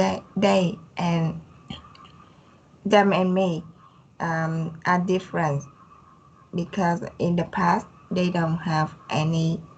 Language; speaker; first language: English; non-native, learner; Vietnamese